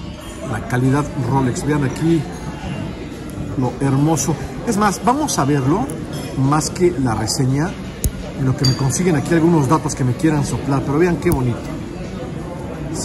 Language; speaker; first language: Spanish; native; Spanish